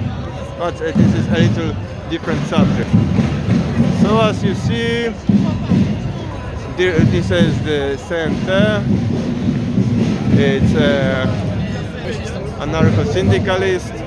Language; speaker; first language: English; non-native, fluent; Polish